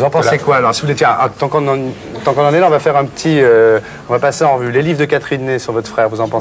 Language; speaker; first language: French; native; French